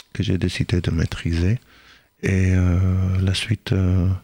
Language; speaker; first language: French; non-native, fluent; Hebrew